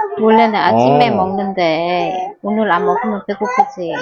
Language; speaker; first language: Korean; non-native, learner; Vietnamese